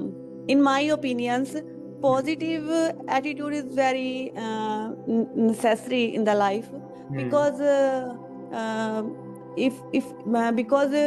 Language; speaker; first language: English; non-native, learner; Hindi